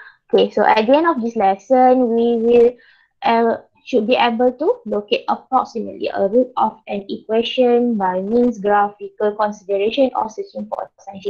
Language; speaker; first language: English; non-native, local second language; Malay